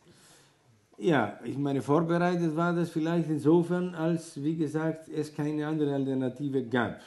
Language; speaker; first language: German; non-native, fluent; Greek